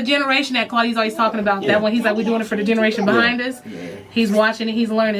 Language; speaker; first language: English; native; English